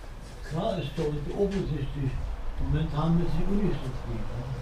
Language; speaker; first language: German; native; German